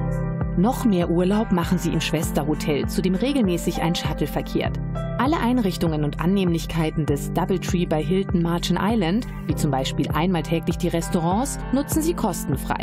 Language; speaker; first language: German; native; German